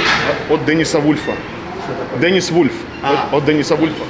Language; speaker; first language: Russian; native; Russian